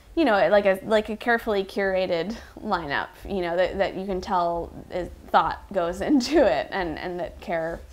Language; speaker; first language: English; native; English